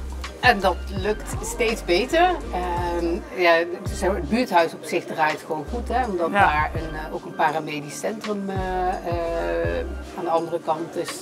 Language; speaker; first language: Dutch; native; Dutch